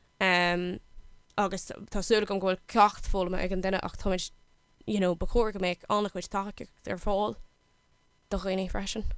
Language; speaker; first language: Irish; non-native, local second language; English